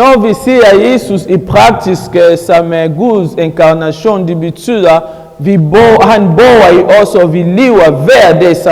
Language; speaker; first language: Danish; non-native, learner; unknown